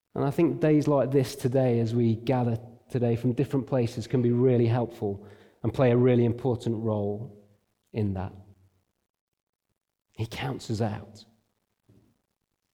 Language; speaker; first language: English; native; English